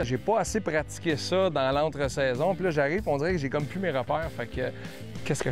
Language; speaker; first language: French; native; French